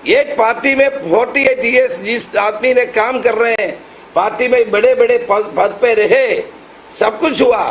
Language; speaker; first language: Hindi; non-native, local second language; Marathi